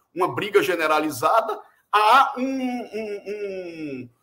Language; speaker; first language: Portuguese; native; Portuguese